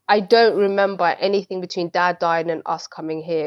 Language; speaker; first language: English; early bilingual, other home language; Swahili